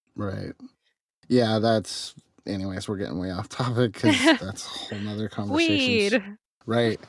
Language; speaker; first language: English; native; English